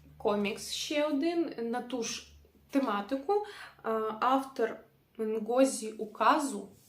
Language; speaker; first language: Ukrainian; non-native, local second language; Russian